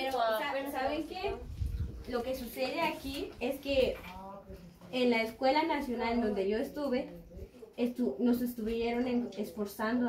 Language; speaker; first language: Spanish; non-native, local second language; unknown